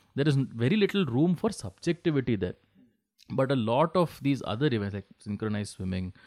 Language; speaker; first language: English; non-native, local second language; Kannada